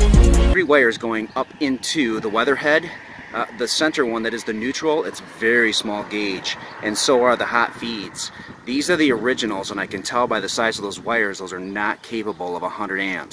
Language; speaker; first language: English; native; English